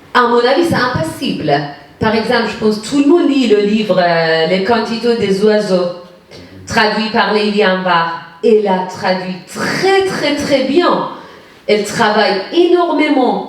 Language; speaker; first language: French; non-native, fluent; Persian